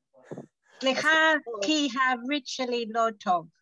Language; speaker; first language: Hebrew; non-native, learner; English